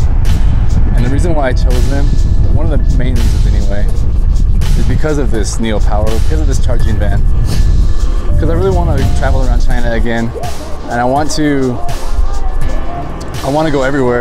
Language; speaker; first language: English; native; English